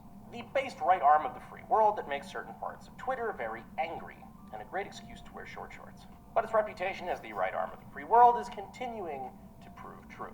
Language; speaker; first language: English; native; English